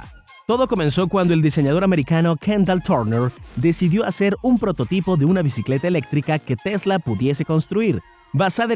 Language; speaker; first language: Spanish; native; Spanish